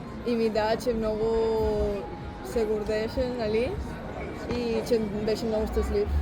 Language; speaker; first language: Bulgarian; early bilingual, heritage; Bulgarian